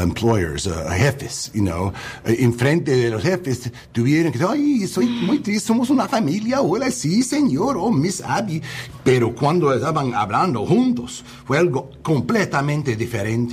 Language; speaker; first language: Spanish; non-native, learner; English